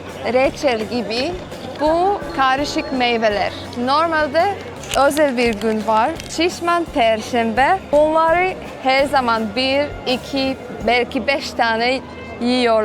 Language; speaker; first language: Turkish; non-native, learner; Polish